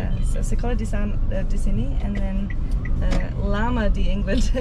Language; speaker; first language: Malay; non-native, learner; English